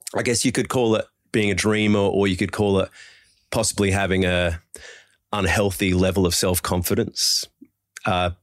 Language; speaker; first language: English; native; English